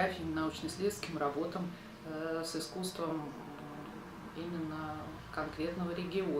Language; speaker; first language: Russian; native; Russian